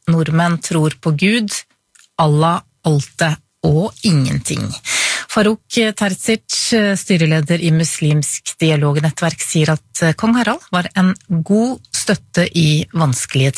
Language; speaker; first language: Norwegian; native; Norwegian